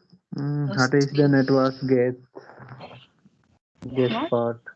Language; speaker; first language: German; non-native, learner; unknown